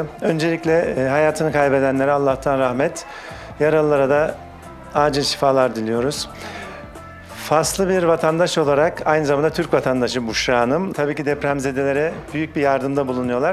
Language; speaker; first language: Turkish; native; Turkish